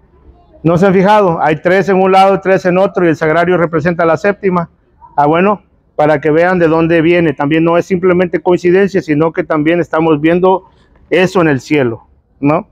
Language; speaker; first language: Spanish; native; Spanish